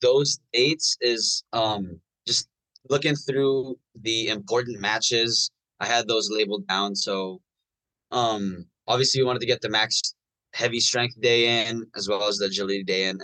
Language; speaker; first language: English; non-native, local second language; Filipino